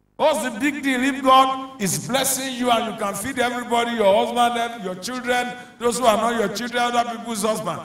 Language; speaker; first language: English; non-native, local second language; Yoruba